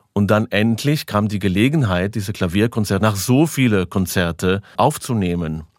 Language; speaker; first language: German; non-native, fluent; Hebrew